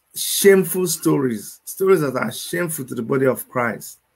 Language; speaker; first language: English; non-native, local second language; Igbo